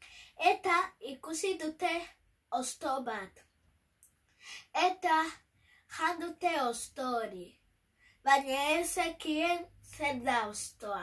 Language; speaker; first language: Basque; non-native, local second language; Bini